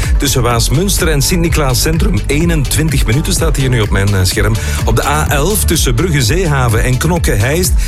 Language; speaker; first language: Dutch; native; Dutch